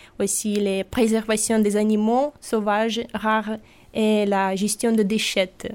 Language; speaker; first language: French; non-native, fluent; Russian